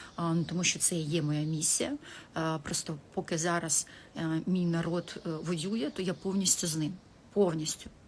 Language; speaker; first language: Ukrainian; non-native, local second language; Russian